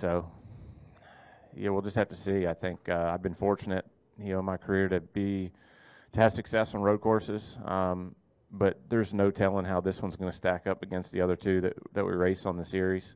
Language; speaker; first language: English; native; English